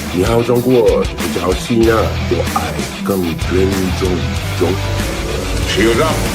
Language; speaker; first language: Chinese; non-native, learner; English